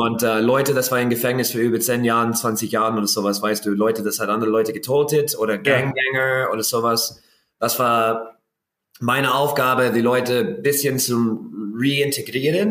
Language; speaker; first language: German; non-native, learner; English